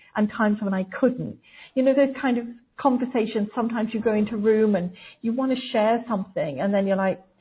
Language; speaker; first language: English; native; English